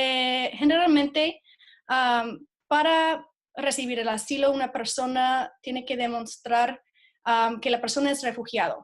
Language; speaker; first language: Spanish; non-native, fluent; English